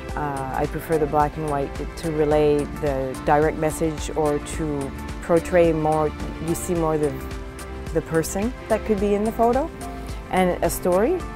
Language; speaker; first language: English; native; English